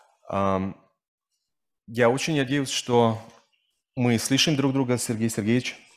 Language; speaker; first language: Russian; non-native, fluent; Slovenian